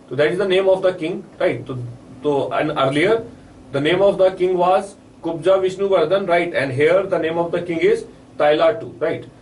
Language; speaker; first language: English; non-native, local second language; Hindi